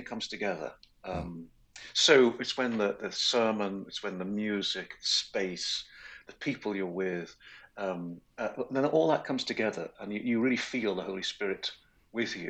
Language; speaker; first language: English; native; English